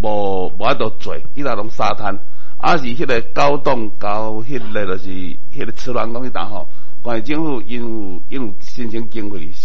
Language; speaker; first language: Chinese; non-native, local second language; Min Nan Chinese